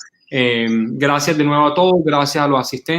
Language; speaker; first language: Spanish; native; Spanish